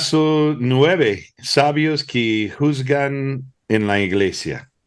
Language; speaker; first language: Spanish; early bilingual, heritage; Spanish